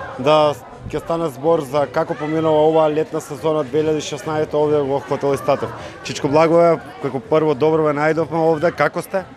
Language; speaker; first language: Macedonian; native; Macedonian